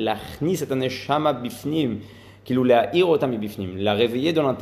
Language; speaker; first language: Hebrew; non-native, fluent; French